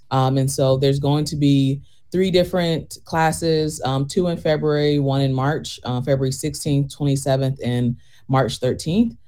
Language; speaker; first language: English; native; English